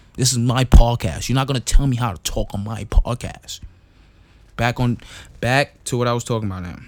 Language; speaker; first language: English; non-native, local second language; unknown